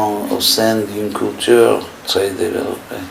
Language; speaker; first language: French; non-native, fluent; English